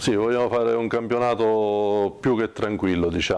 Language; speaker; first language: Italian; native; Italian